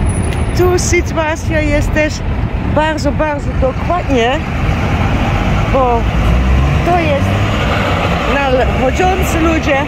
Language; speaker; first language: Polish; non-native, learner; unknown